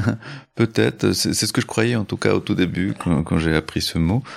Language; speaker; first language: French; early bilingual, other home language; Spanish